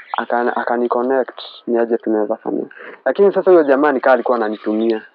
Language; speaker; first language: Swahili; native; Swahili